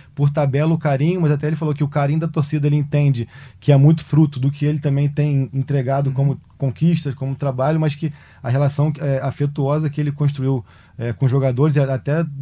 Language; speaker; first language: Portuguese; native; Portuguese